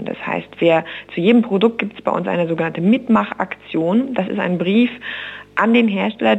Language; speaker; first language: German; native; German